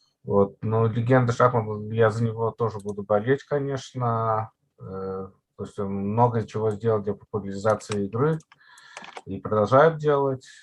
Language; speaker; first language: Russian; native; Russian